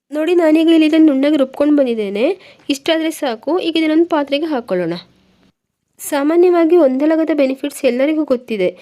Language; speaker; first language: Kannada; non-native, local second language; Tulu